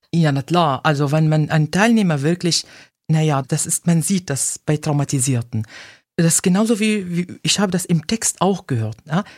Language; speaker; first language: German; non-native, fluent; Arabic